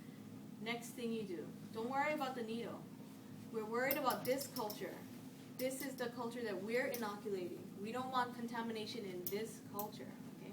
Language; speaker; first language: English; native; English